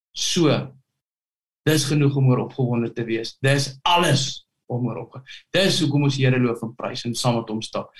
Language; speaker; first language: Afrikaans; native; Afrikaans